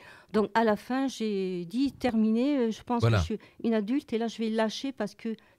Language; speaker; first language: French; native; French